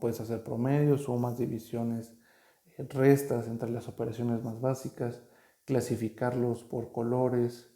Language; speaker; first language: Spanish; native; Spanish